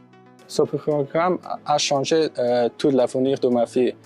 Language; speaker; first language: French; non-native, fluent; Pashto